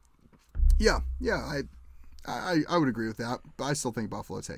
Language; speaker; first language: English; native; English